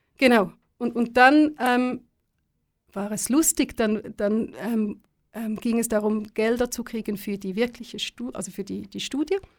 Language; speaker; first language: German; native; German